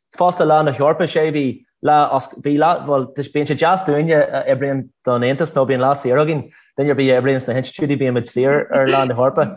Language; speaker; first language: Irish; native; Irish